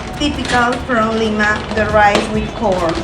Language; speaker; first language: English; non-native, learner; Spanish